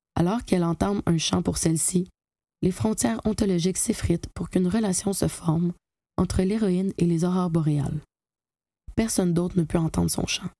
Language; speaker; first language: French; native; French